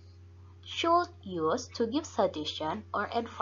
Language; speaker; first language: English; non-native, fluent; Indonesian